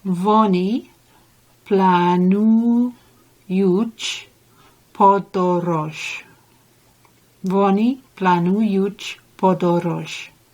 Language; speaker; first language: Ukrainian; non-native, learner; English